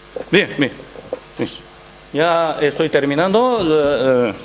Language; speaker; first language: Spanish; non-native, fluent; Chinese